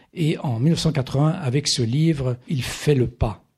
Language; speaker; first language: French; native; French